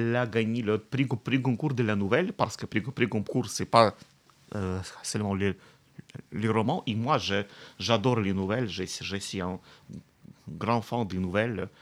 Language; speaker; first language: French; non-native, fluent; Ukrainian